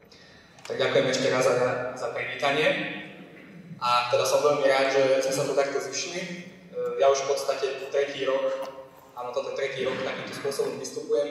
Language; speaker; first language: Slovak; native; Slovak